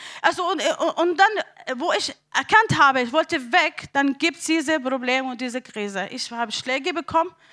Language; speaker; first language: German; non-native, learner; Arabic